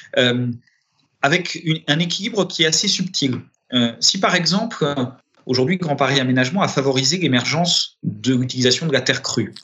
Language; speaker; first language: French; early bilingual, other home language; Romanian